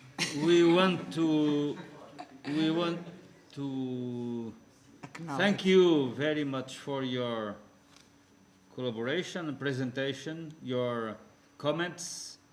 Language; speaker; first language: English; non-native, fluent; Portuguese